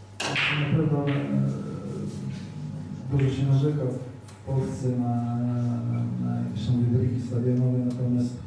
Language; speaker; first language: Polish; non-native, fluent; Serbian